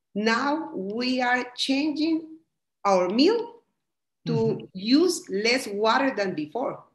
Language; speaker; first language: English; non-native, fluent; Spanish